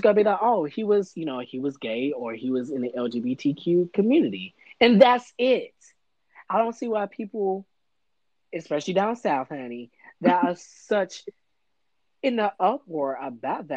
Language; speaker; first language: English; native; English